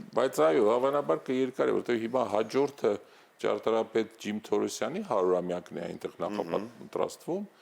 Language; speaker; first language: Armenian; native; Armenian